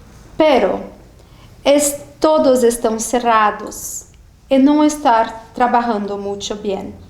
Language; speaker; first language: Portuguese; non-native, learner; Spanish